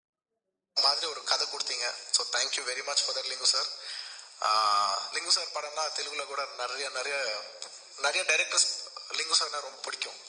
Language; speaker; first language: Tamil; non-native, local second language; Telugu